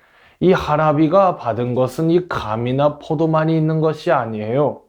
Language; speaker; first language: Korean; native; Korean